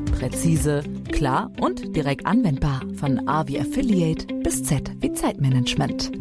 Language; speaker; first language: German; native; German